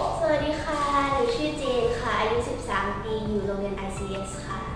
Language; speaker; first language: Thai; native; Thai